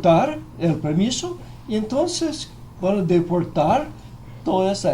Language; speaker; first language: Spanish; non-native, fluent; English